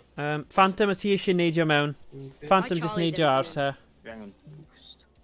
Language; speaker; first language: Welsh; non-native, local second language; English